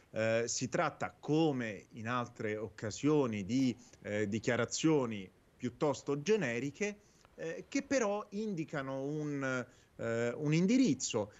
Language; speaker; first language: Italian; native; Italian